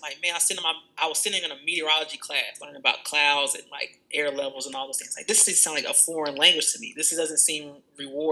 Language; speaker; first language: English; native; English